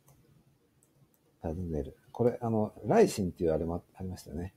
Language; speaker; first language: Japanese; native; Japanese